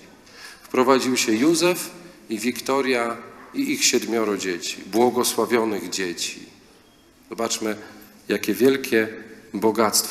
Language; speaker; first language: Polish; native; Polish